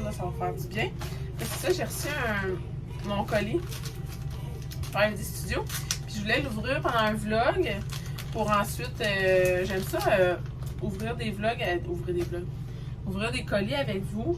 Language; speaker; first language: French; native; French